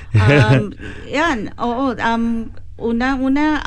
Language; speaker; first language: Filipino; native; Filipino